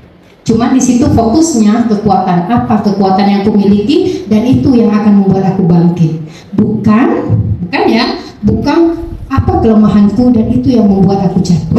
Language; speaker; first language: Indonesian; native; Indonesian